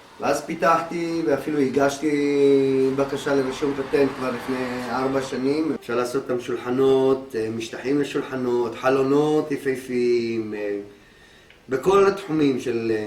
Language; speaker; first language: Hebrew; native; Hebrew